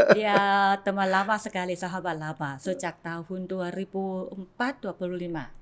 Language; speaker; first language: Indonesian; non-native, fluent; Thai